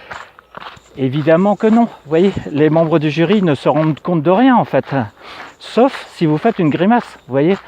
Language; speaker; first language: French; native; French